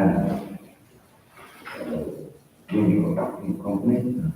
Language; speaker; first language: English; non-native, learner; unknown